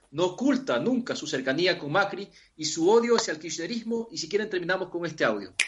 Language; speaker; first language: Spanish; native; Spanish